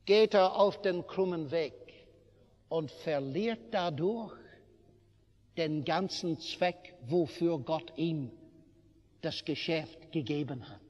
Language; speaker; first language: German; non-native, fluent; English